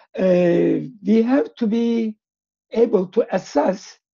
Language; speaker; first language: English; non-native, fluent; Turkish